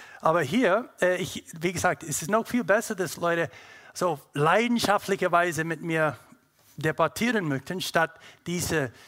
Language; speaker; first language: German; non-native, learner; English